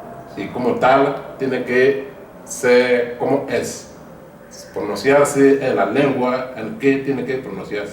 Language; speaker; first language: Spanish; non-native, fluent; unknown